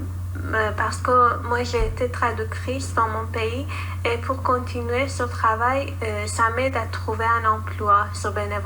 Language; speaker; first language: French; non-native, fluent; Persian